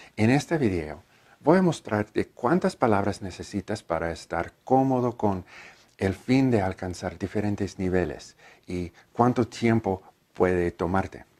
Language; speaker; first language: Spanish; non-native, learner; English